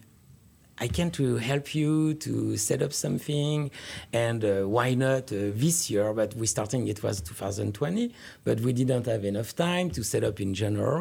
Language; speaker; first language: English; non-native, learner; French